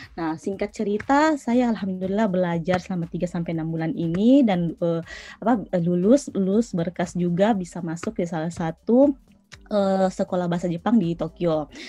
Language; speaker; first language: Indonesian; native; Indonesian